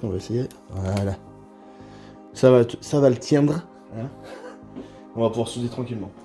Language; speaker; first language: French; native; French